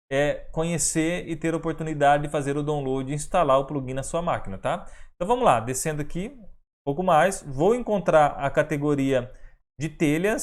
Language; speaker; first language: Portuguese; native; Portuguese